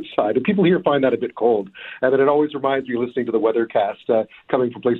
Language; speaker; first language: English; native; English